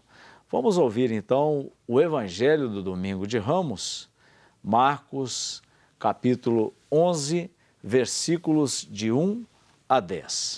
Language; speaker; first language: Portuguese; native; Portuguese